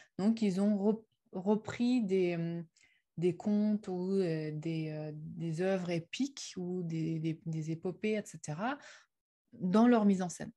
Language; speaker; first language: French; non-native, fluent; Uyghur